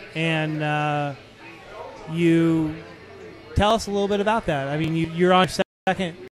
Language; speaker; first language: English; native; English